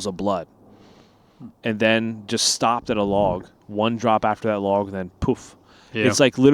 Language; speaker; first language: English; native; English